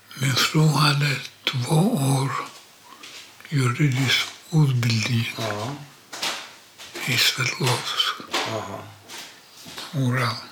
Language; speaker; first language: Swedish; non-native, learner; Polish